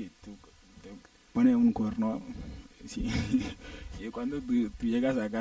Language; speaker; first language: Spanish; non-native, learner; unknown